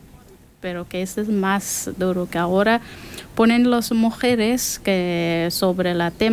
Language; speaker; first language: Spanish; non-native, learner; Persian